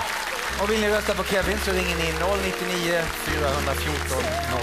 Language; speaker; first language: Swedish; native; Swedish